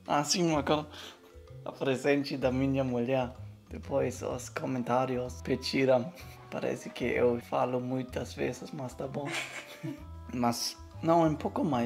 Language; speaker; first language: Portuguese; non-native, learner; German